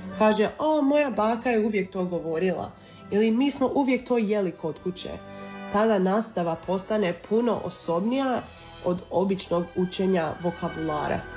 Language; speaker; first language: Serbian; early bilingual, heritage; Croatian